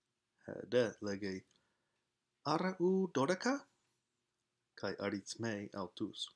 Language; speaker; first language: Greek; non-native, fluent; English